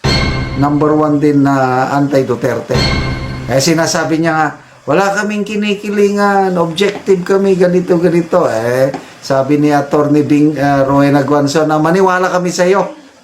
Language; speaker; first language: Filipino; native; Filipino